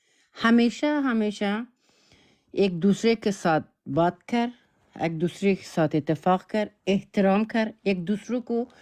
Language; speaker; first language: Hindi; non-native, learner; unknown